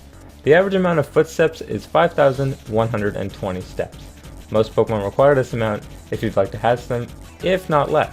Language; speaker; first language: English; native; English